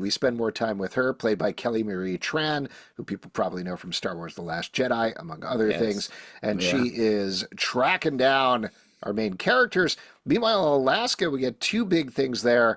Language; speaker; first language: English; native; English